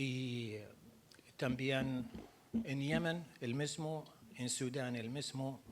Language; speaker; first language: Spanish; non-native, learner; Arabic